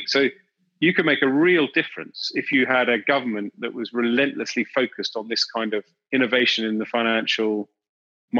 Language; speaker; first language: English; native; English